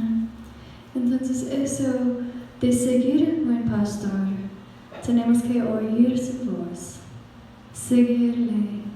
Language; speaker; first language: Spanish; non-native, fluent; English